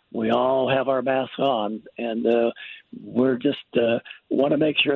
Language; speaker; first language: English; native; English